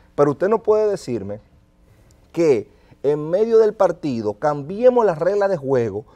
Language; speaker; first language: Spanish; native; Spanish